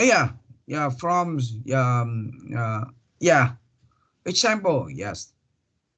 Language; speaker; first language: English; non-native, learner; Vietnamese